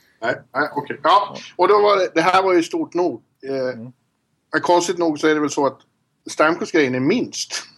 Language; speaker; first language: Swedish; native; Swedish